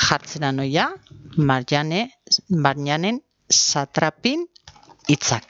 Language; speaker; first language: Basque; native; Basque